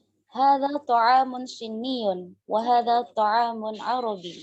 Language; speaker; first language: Arabic; non-native, learner; Indonesian